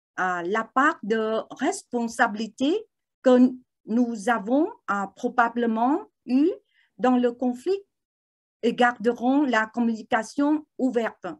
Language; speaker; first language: French; non-native, learner; Vietnamese